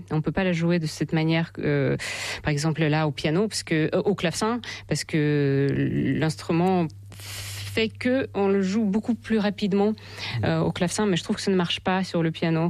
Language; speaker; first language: French; non-native, fluent; Russian